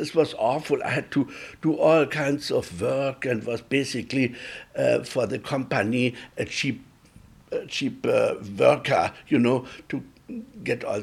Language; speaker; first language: English; early bilingual, other home language; Polish